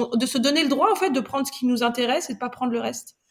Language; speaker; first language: French; non-native, local second language; Arabic